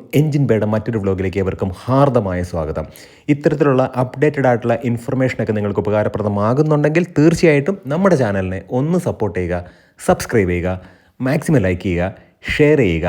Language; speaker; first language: Malayalam; native; Malayalam